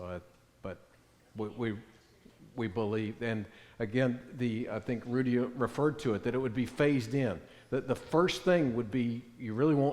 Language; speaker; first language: English; native; English